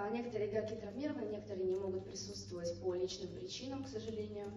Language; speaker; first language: Russian; native; Russian